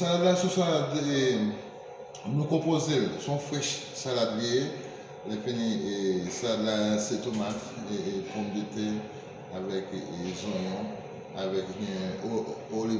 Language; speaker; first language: French; non-native, learner; Haitian Creole